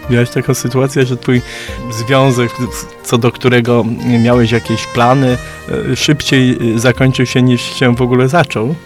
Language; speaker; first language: Polish; native; Polish